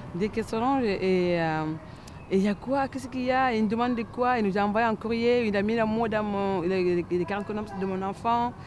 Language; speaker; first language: French; non-native, learner; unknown